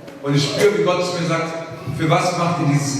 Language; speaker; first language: German; native; German